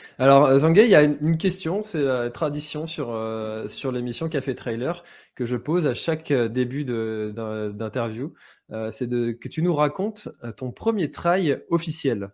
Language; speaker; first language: French; native; French